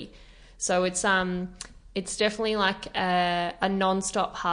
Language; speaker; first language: English; native; English